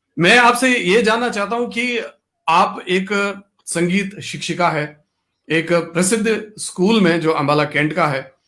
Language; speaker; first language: Hindi; non-native, local second language; Kashmiri